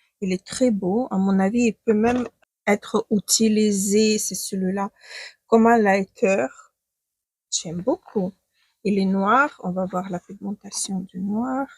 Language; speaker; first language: French; non-native, fluent; Ukrainian